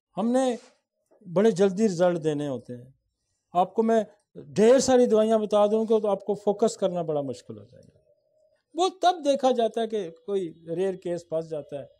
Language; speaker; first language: Urdu; non-native, local second language; Saraiki